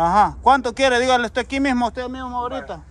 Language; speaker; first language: Spanish; native; Spanish